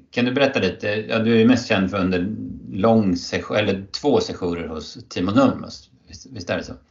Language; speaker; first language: Swedish; native; Swedish